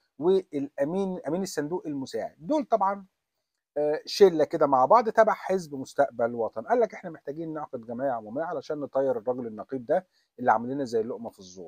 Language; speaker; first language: Arabic; native; Arabic